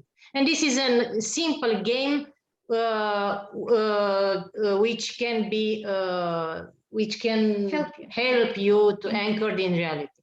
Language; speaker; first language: English; non-native, learner; Romanian